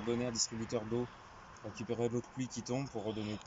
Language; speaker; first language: French; native; French